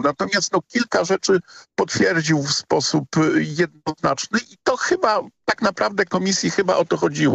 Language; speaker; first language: Polish; native; Polish